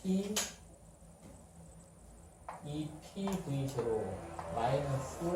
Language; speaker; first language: Korean; native; Korean